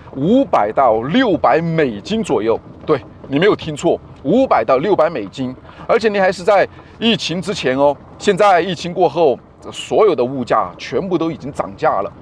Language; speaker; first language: Chinese; native; Chinese